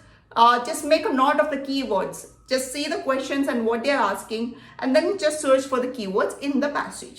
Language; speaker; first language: English; non-native, local second language; Malayalam